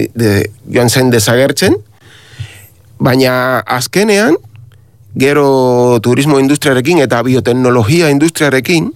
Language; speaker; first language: Basque; non-native, learner; Spanish